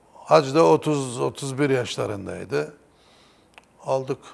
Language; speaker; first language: Turkish; native; Turkish